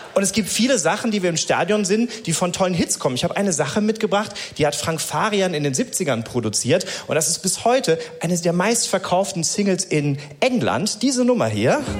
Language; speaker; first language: German; native; German